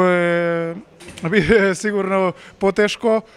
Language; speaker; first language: Macedonian; non-native, fluent; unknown